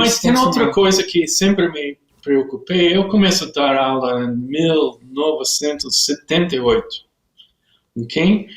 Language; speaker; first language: Portuguese; non-native, learner; English